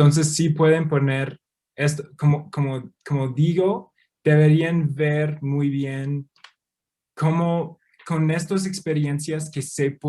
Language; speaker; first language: Spanish; non-native, fluent; English